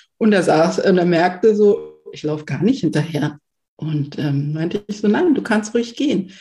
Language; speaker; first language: German; early bilingual, other home language; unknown